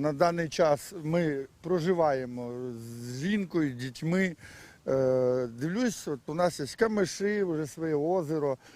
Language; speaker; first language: Ukrainian; native; Ukrainian